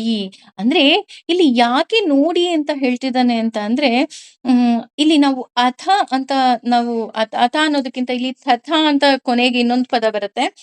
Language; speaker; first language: Kannada; native; Kannada